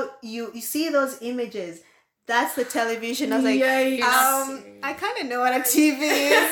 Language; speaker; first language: English; non-native, local second language; Ganda